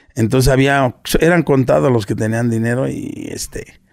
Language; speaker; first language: Spanish; native; Spanish